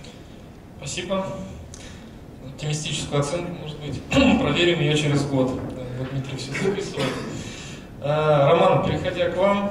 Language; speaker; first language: Russian; native; Russian